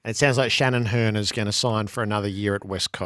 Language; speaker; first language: English; native; English